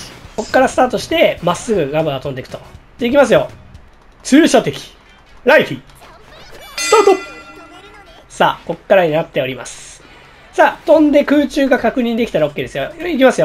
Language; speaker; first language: Japanese; native; Japanese